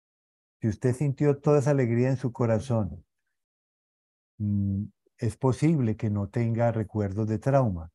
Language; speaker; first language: Spanish; native; Spanish